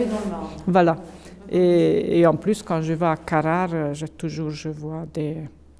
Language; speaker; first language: French; non-native, fluent; Hungarian